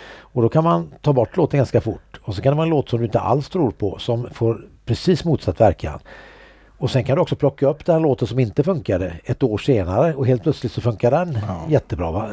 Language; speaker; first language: Swedish; native; Swedish